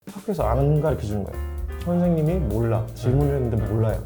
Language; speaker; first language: Korean; native; Korean